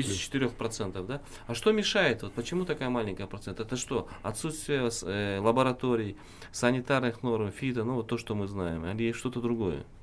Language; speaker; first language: Russian; non-native, local second language; Kyrgyz